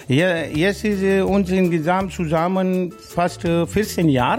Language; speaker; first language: German; non-native, learner; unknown